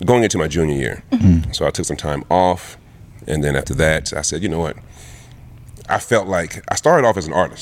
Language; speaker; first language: English; early bilingual, other home language; Lingala